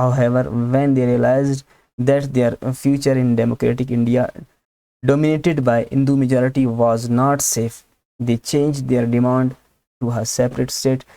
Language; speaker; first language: English; non-native, local second language; Urdu